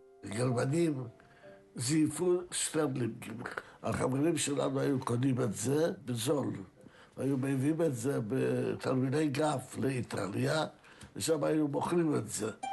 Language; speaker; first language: Hebrew; non-native, fluent; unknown